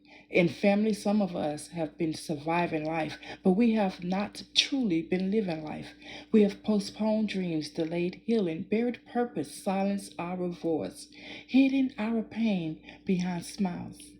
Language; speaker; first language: English; native; English